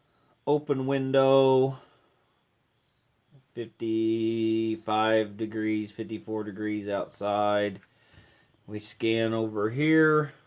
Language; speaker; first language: English; native; English